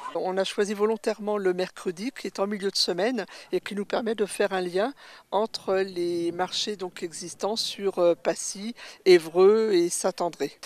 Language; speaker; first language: French; native; French